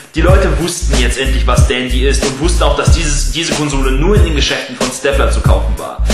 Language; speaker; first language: German; early bilingual, other home language; Russian